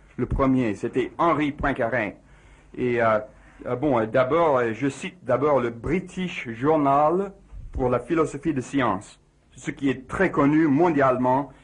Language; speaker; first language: French; non-native, fluent; English